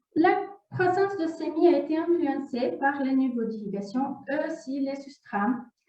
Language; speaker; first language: French; non-native, fluent; Portuguese